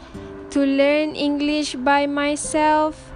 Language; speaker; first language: English; non-native, learner; Malay